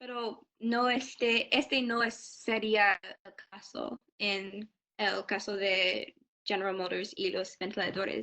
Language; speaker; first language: Spanish; non-native, learner; English